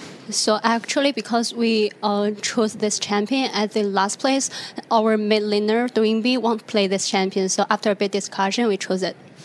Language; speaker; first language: English; non-native, fluent; Chinese